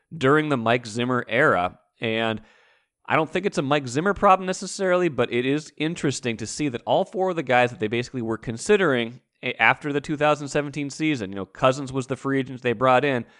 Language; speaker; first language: English; native; English